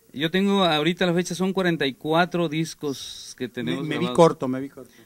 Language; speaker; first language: Spanish; native; Spanish